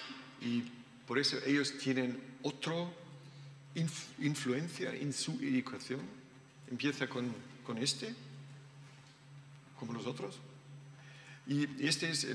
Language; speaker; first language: Spanish; non-native, learner; German